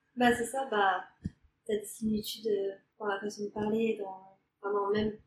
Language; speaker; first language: French; native; French